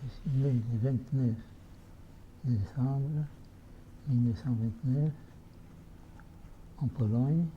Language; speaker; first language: French; non-native, fluent; Yiddish